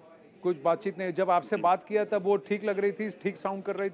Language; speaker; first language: Hindi; native; Hindi